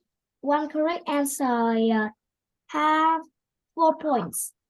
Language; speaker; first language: English; non-native, learner; Vietnamese